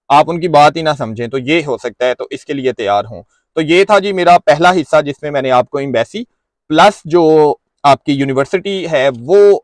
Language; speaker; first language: Urdu; non-native, local second language; Punjabi